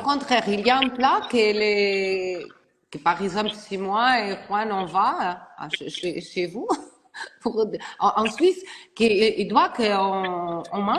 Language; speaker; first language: French; non-native, learner; Portuguese